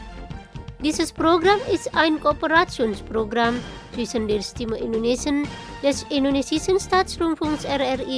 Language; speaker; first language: German; non-native, fluent; Indonesian